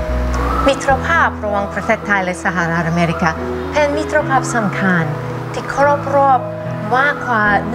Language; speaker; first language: Thai; non-native, fluent; English